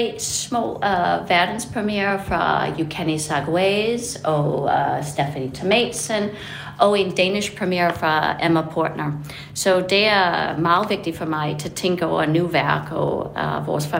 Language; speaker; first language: Danish; non-native, fluent; English